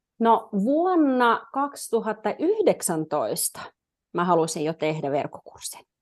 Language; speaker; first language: Finnish; non-native, fluent; Russian